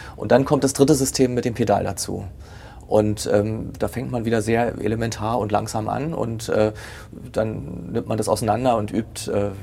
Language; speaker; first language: German; native; German